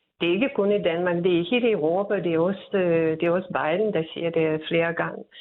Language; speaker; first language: Danish; non-native, fluent; Russian